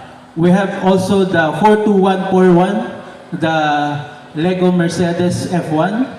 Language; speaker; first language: English; non-native, local second language; Filipino